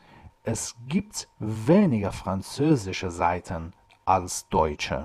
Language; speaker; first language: German; non-native, fluent; Persian